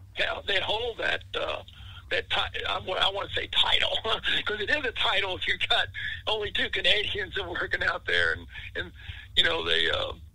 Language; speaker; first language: English; native; English